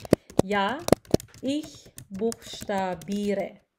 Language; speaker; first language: German; non-native, learner; Filipino